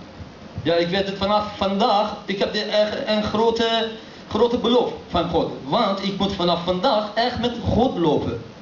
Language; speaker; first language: Dutch; non-native, learner; Persian